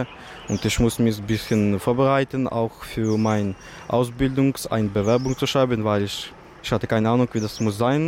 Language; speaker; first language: German; non-native, learner; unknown